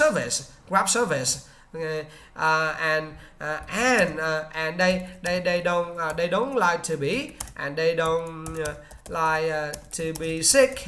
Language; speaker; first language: English; non-native, learner; Vietnamese